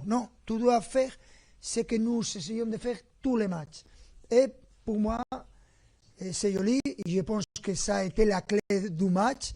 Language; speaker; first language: French; non-native, fluent; Spanish